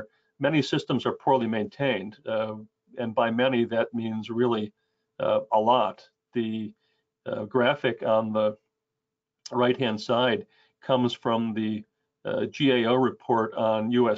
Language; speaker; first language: English; native; English